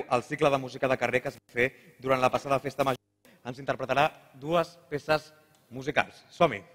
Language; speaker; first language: Catalan; native; Catalan